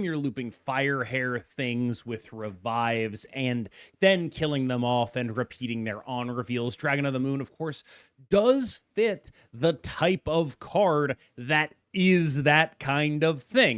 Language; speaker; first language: English; native; English